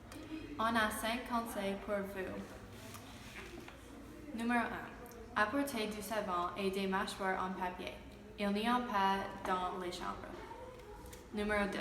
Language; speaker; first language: French; non-native, fluent; English